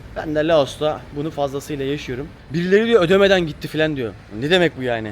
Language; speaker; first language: Turkish; native; Turkish